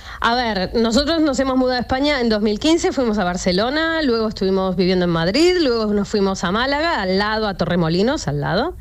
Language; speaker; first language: Spanish; native; Spanish